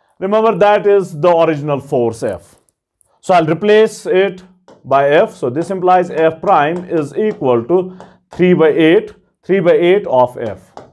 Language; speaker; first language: English; non-native, local second language; Kashmiri